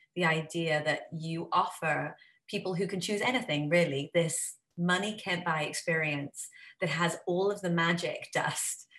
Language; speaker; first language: English; native; English